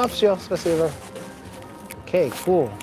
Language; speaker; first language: Russian; non-native, learner; English